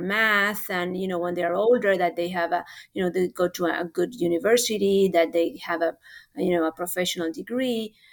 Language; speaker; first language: English; non-native, fluent; Spanish